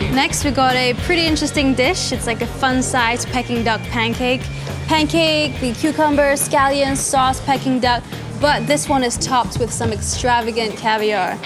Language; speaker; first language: English; non-native, local second language; Cantonese